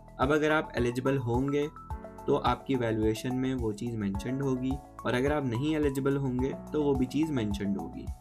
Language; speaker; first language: Urdu; native; Urdu